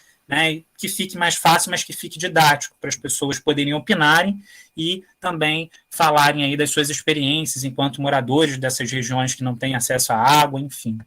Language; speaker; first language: Portuguese; native; Portuguese